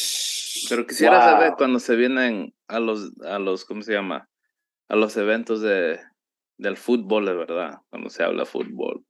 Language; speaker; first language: Spanish; early bilingual, heritage; Spanish